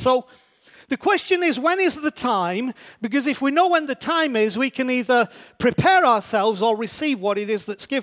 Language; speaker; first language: English; native; English